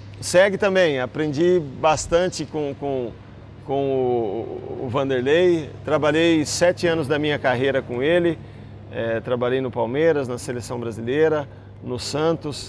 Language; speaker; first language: Portuguese; native; Portuguese